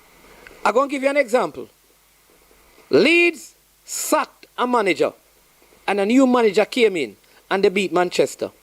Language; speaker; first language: English; non-native, local second language; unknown